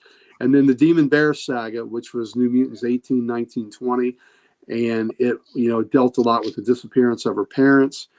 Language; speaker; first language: English; native; English